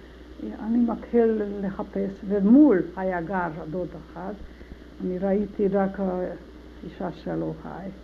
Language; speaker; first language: Hebrew; non-native, learner; Hungarian